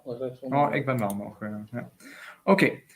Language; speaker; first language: Dutch; native; Dutch